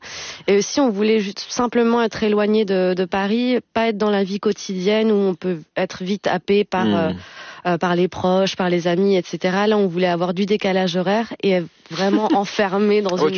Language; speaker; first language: French; native; French